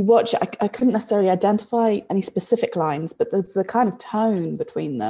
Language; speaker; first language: English; native; English